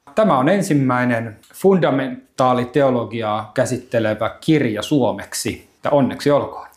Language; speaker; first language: Finnish; native; Finnish